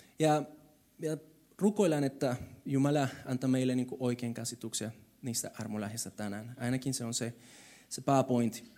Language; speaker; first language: Finnish; non-native, fluent; Spanish